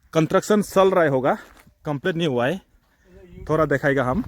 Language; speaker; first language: Hindi; non-native, local second language; Assamese